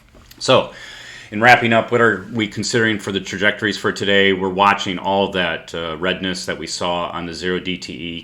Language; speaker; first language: English; native; English